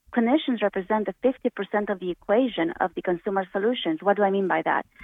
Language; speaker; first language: English; early bilingual, other home language; Romanian